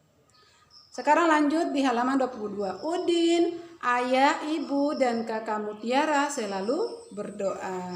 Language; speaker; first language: Indonesian; native; Indonesian